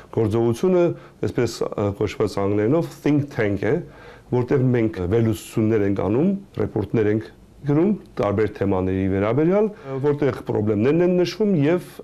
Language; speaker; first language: Armenian; early bilingual, heritage; Armenian